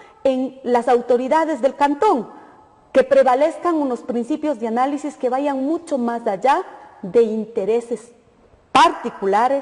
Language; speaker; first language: Spanish; native; Spanish